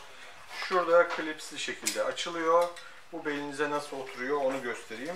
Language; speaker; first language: Turkish; native; Turkish